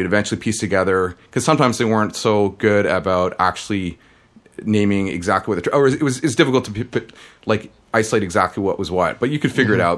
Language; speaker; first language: English; native; English